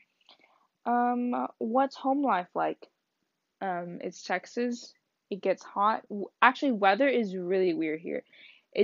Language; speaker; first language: English; early bilingual, other home language; Vietnamese